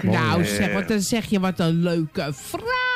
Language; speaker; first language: Dutch; native; Dutch